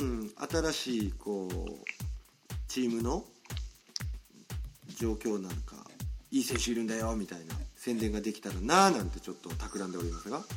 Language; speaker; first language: Japanese; native; Japanese